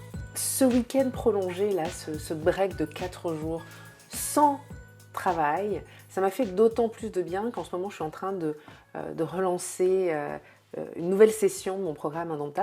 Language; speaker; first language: French; native; French